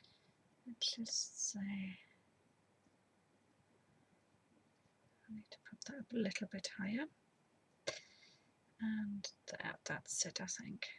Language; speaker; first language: English; native; English